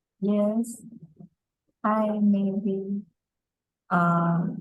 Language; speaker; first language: English; non-native, learner; Vietnamese